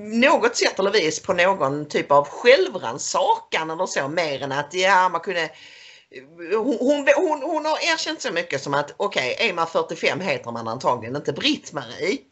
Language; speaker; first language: Swedish; native; Swedish